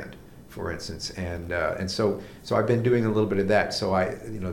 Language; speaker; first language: English; native; English